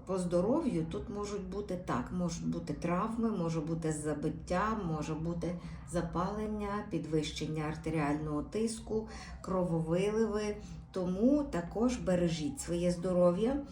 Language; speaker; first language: Ukrainian; native; Ukrainian